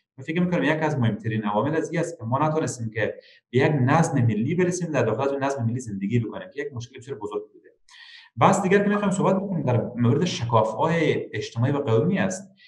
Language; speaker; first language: Persian; native; Persian